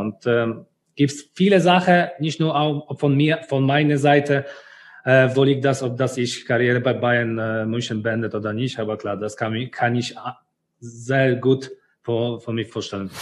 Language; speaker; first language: German; non-native, learner; Polish